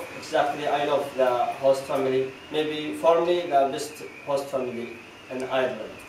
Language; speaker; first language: English; non-native, learner; Arabic